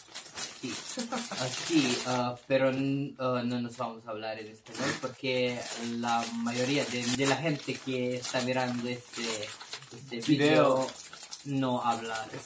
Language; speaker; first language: Spanish; non-native, learner; Serbian